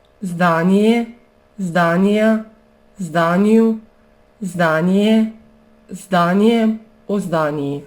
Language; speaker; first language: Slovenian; non-native, fluent; Russian